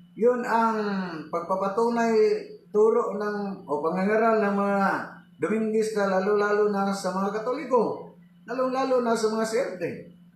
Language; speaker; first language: Filipino; non-native, local second language; Cebuano